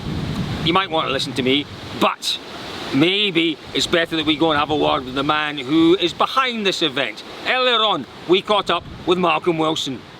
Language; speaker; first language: English; native; English